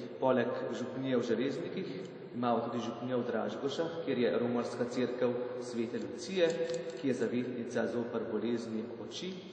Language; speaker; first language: Slovenian; native; Slovenian